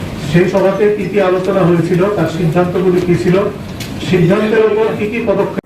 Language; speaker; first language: Bangla; native; Bangla